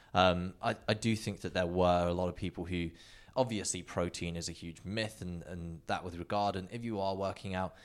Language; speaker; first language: English; native; English